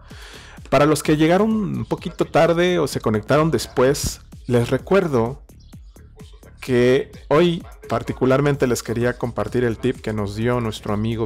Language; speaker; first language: Spanish; native; Spanish